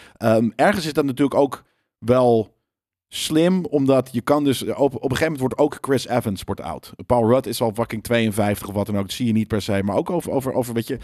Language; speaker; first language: Dutch; native; Dutch